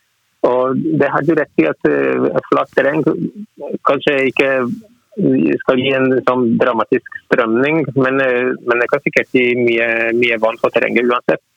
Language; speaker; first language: Norwegian; non-native, fluent; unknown